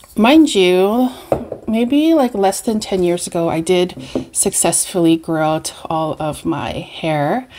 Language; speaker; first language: English; native; English